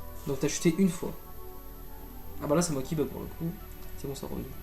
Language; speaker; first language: French; native; French